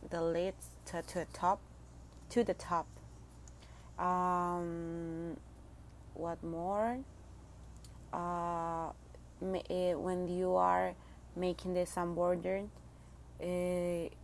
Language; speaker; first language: English; non-native, learner; Spanish